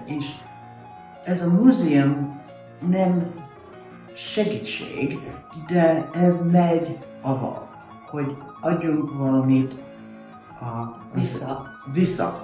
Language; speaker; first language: Hungarian; early bilingual, heritage; Hungarian